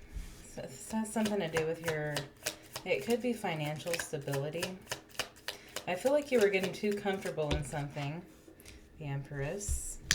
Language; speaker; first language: English; native; English